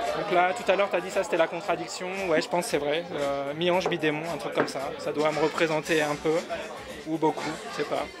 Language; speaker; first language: French; native; French